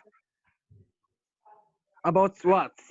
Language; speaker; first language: English; non-native, learner; Arabic